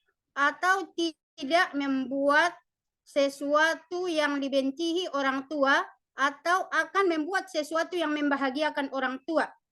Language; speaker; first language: Indonesian; native; Indonesian